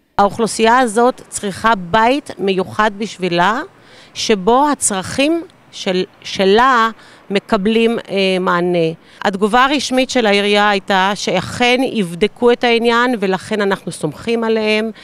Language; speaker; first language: Hebrew; native; Hebrew